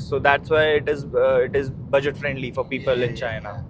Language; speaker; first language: English; non-native, local second language; Hindi